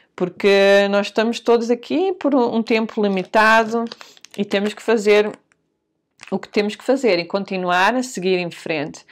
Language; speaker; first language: Portuguese; early bilingual, heritage; Portuguese